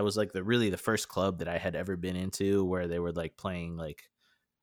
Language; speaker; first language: English; native; English